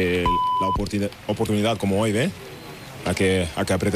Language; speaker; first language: Spanish; non-native, learner; German